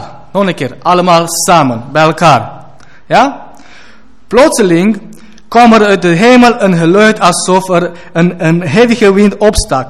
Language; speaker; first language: Dutch; non-native, fluent; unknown